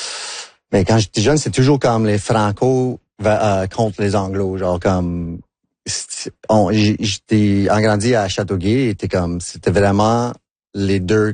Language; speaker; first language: French; non-native, local second language; English